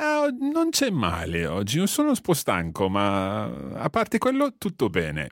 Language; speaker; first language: Italian; non-native, fluent; English